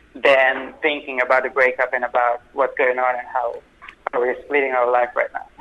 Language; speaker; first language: English; non-native, fluent; Hebrew